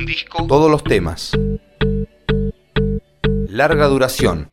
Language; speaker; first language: Spanish; native; Spanish